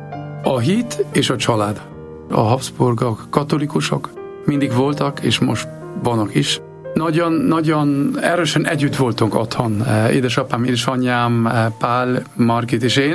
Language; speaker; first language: Hungarian; non-native, learner; German